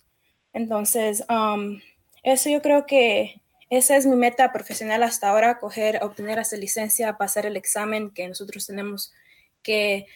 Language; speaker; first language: Spanish; early bilingual, heritage; Spanish